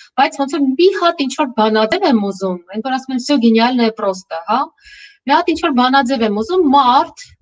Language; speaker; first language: Armenian; native; Armenian